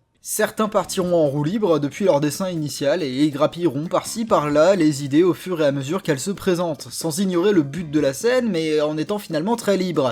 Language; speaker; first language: French; native; French